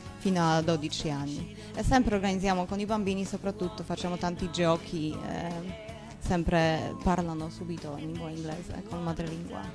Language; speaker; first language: Italian; non-native, fluent; Polish